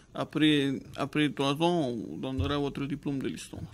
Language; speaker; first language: French; native; French